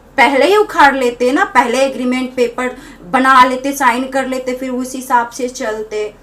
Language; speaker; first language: Hindi; native; Hindi